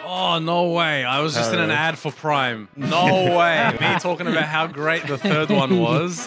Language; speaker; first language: English; native; English